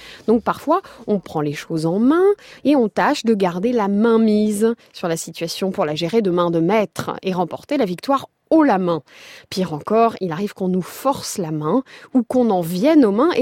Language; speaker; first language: French; native; French